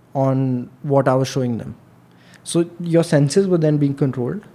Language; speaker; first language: English; non-native, local second language; Hindi